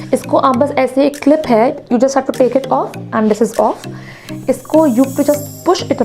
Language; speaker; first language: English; non-native, local second language; Hindi